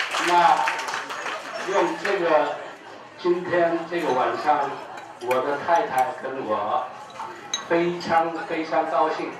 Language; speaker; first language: Chinese; non-native, fluent; Korean